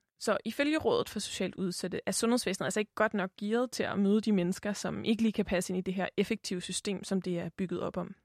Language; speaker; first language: Danish; native; Danish